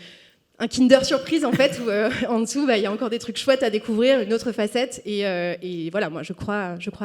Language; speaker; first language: French; native; French